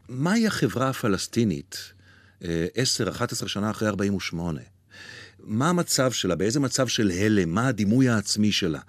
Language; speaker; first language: Hebrew; native; Hebrew